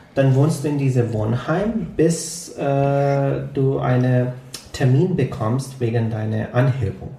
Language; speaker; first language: German; non-native, fluent; Punjabi